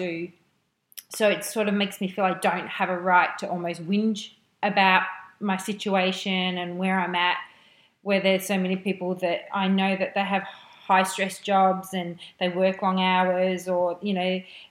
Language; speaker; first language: English; native; English